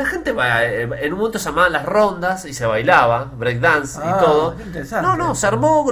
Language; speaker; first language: Spanish; native; Spanish